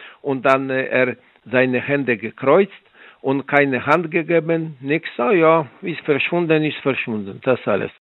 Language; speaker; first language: German; non-native, learner; Polish